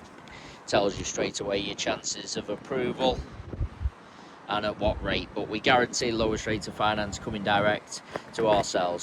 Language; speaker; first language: English; native; English